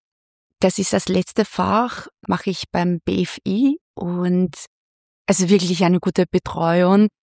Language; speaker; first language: German; non-native, fluent; Chinese